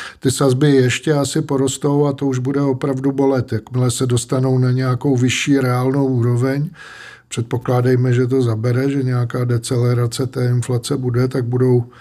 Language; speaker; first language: Czech; native; Czech